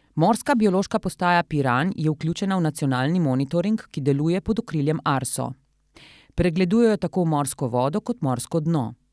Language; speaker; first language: Slovenian; native; Slovenian